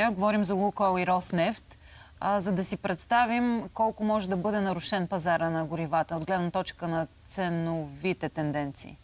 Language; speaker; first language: Bulgarian; native; Bulgarian